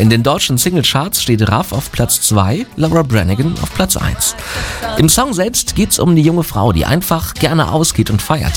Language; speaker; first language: German; native; German